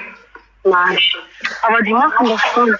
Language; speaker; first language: German; early bilingual, other home language; Amharic